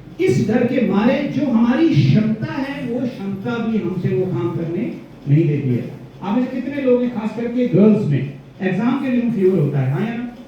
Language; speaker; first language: Hindi; non-native, local second language; Gujarati